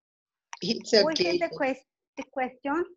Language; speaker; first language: English; non-native, learner; Spanish